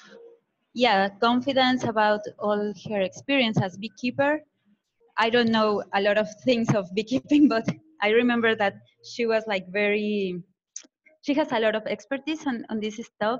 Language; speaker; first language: English; non-native, fluent; Spanish